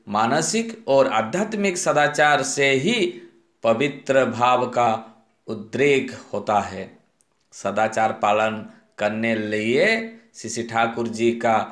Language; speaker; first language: Hindi; non-native, local second language; Odia